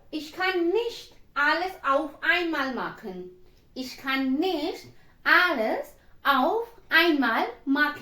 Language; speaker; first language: German; non-native, fluent; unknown